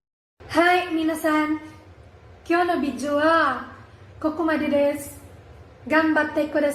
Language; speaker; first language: Japanese; non-native, learner; Filipino